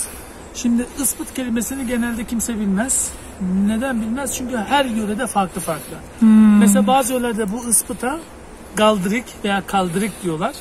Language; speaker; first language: Turkish; native; Turkish